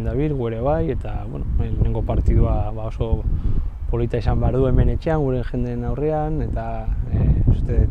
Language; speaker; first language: Basque; non-native, local second language; Spanish